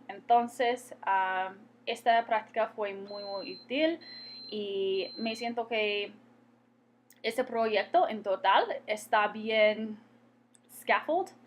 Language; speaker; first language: Spanish; non-native, fluent; English